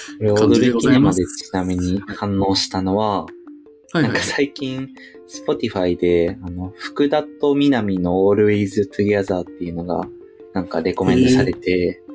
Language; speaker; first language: Japanese; native; Japanese